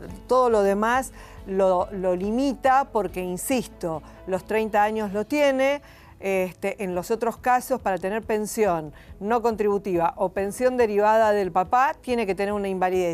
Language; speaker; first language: Spanish; native; Spanish